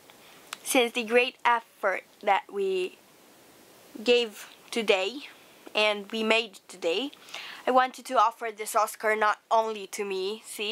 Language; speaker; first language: English; non-native, fluent; Romanian